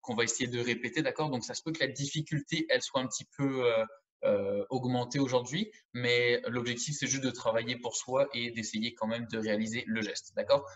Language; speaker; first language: French; native; French